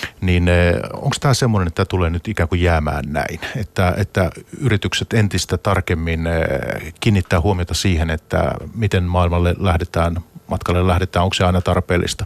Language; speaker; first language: Finnish; native; Finnish